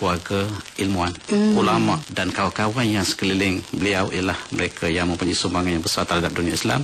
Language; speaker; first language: Malay; native; Malay